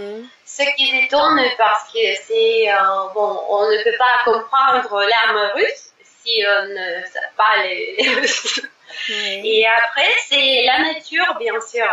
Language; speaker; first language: French; non-native, fluent; Russian